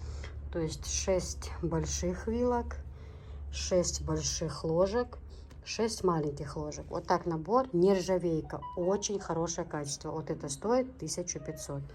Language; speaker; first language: Russian; non-native, local second language; Chechen